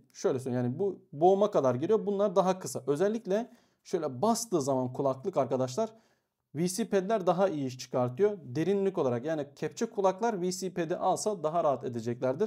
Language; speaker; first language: Turkish; native; Turkish